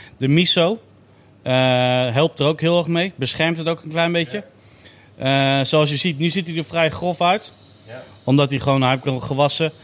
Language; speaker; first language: Dutch; native; Dutch